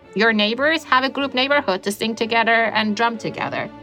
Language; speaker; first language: English; non-native, fluent; Persian